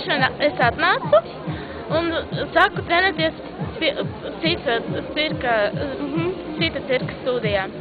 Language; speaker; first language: Latvian; non-native, local second language; Russian